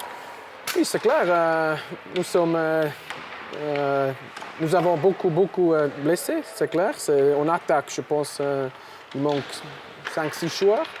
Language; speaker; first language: French; non-native, local second language; German